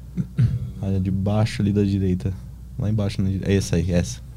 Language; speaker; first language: Portuguese; native; Portuguese